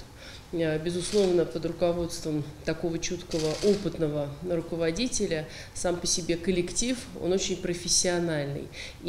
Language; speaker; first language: Russian; native; Russian